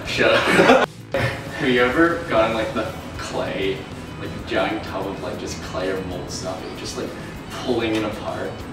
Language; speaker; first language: English; native; English